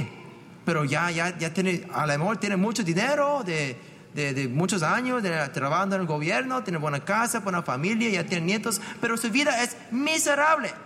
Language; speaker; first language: Spanish; non-native, fluent; English